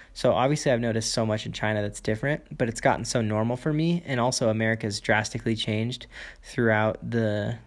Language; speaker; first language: English; native; English